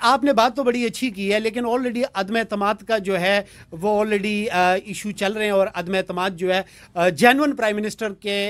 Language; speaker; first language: Urdu; non-native, local second language; Punjabi